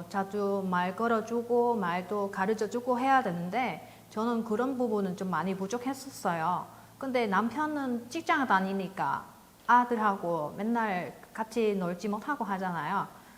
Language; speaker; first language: Korean; non-native, learner; Vietnamese